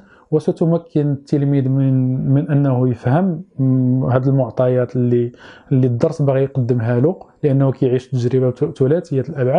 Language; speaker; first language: Arabic; native; Arabic